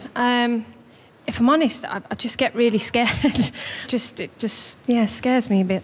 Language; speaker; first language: English; native; English